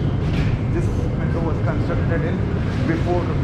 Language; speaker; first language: English; non-native, local second language; Hindi